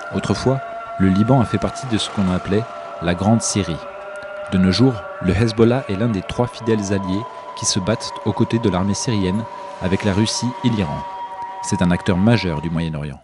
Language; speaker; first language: French; native; French